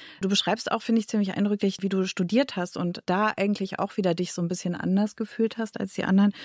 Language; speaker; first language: German; native; German